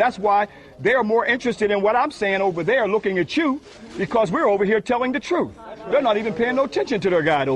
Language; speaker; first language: English; native; English